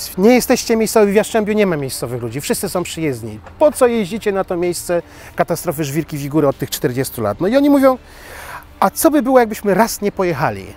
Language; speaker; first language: Polish; native; Polish